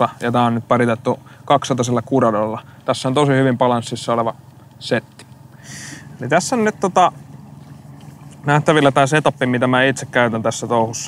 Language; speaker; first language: Finnish; native; Finnish